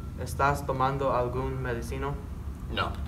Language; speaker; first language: Spanish; non-native, learner; English